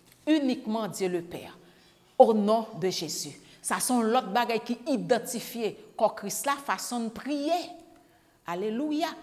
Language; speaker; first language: French; non-native, learner; Haitian Creole